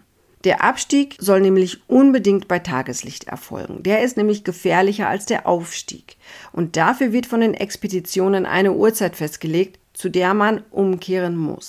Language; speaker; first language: German; native; German